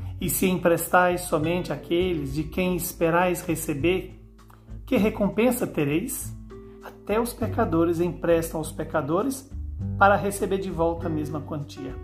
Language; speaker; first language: Portuguese; native; Portuguese